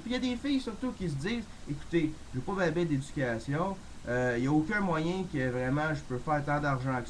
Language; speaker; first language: French; native; French